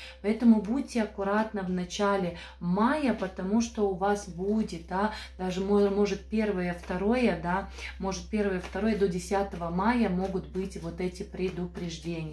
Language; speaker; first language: Russian; non-native, fluent; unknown